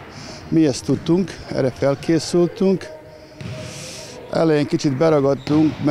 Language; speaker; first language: Hungarian; non-native, fluent; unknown